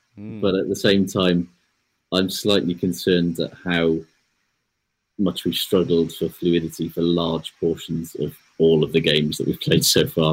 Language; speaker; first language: English; native; English